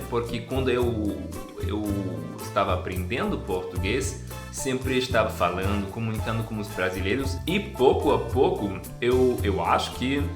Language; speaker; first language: Portuguese; non-native, fluent; German